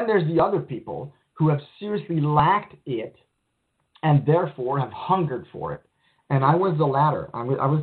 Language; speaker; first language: English; native; English